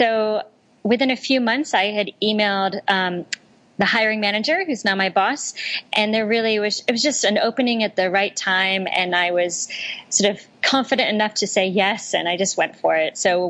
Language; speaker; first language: English; native; English